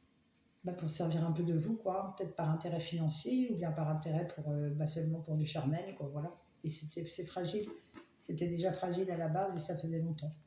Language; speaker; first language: French; native; French